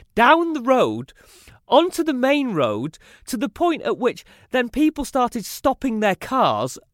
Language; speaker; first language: English; native; English